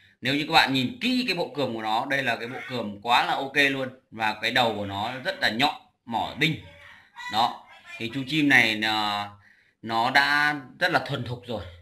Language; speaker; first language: Vietnamese; native; Vietnamese